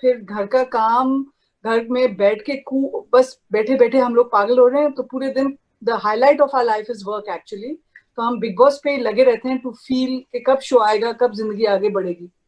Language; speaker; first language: Hindi; native; Hindi